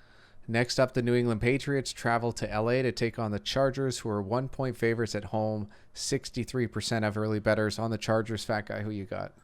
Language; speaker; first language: English; native; English